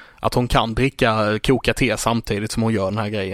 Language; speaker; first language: Swedish; native; Swedish